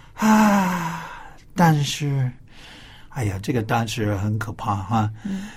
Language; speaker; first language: Chinese; non-native, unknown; English